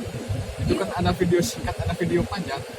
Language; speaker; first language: Indonesian; non-native, local second language; Javanese